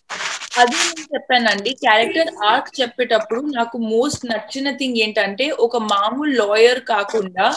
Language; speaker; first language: Telugu; non-native, fluent; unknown